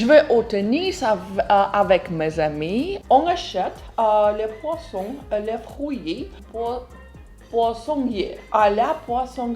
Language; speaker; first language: French; non-native, learner; Russian